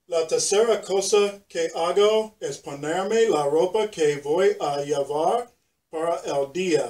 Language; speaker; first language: Spanish; non-native, learner; English